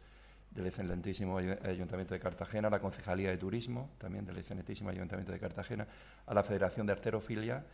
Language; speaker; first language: Spanish; native; Spanish